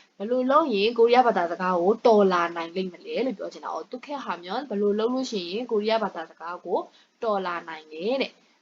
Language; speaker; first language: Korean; non-native, fluent; Burmese